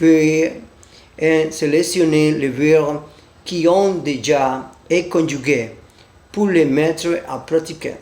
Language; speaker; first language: French; non-native, learner; Spanish